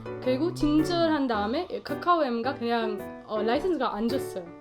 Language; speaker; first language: Korean; non-native, fluent; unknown